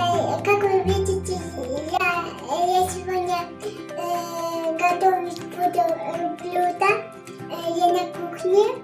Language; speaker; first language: Russian; non-native, local second language; Kyrgyz